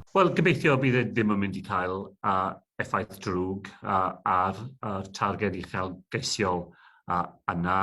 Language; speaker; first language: Welsh; non-native, local second language; English